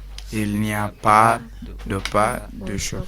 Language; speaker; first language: French; non-native, learner; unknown